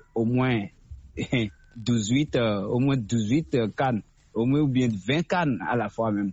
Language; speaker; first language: French; non-native, local second language; Fon